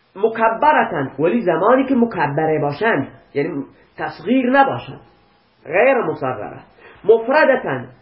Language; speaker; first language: Persian; non-native, local second language; Baluchi